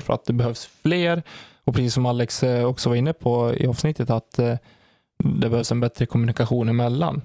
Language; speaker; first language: Swedish; native; Swedish